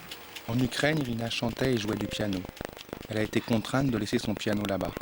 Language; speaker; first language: French; native; French